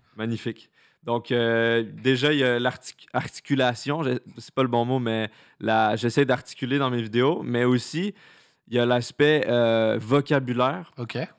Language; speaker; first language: French; native; French